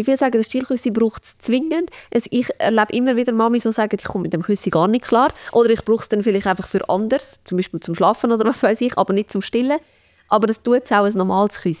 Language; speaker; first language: German; native; German